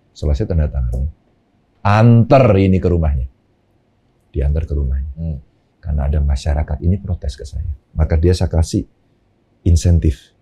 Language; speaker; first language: Indonesian; non-native, local second language; Javanese